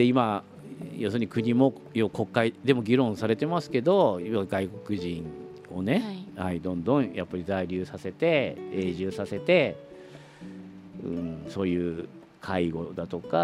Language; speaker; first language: Japanese; native; Japanese